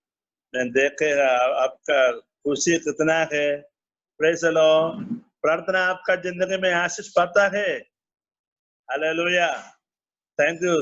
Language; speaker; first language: Hindi; non-native, learner; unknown